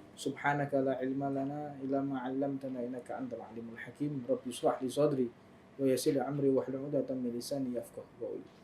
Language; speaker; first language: Indonesian; native; Indonesian